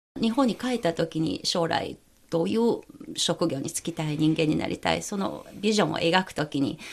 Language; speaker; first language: Japanese; non-native, fluent; Chinese